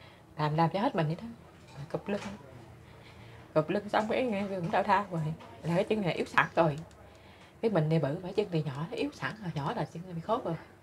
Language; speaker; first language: Vietnamese; native; Vietnamese